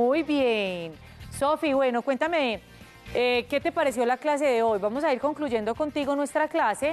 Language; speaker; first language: Spanish; native; Spanish